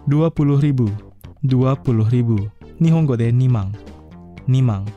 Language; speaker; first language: Japanese; non-native, fluent; Indonesian